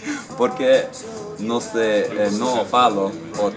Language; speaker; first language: Portuguese; non-native, learner; German